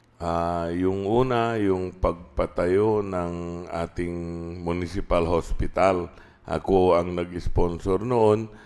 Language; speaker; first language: Filipino; non-native, local second language; Pangasinan